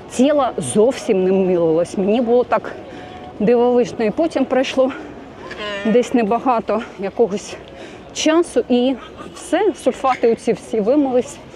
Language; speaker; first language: Ukrainian; non-native, local second language; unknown